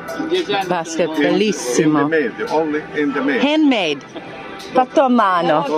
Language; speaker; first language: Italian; non-native, learner; English